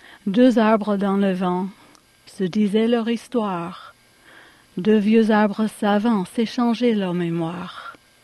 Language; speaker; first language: French; early bilingual, other home language; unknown